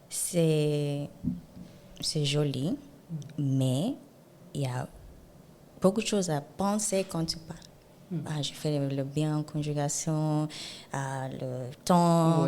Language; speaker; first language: French; non-native, learner; Zulu